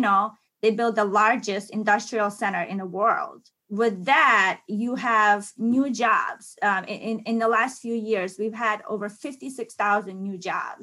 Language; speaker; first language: English; non-native, fluent; Ukrainian